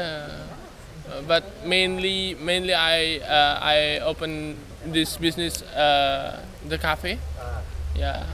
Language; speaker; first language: English; non-native, fluent; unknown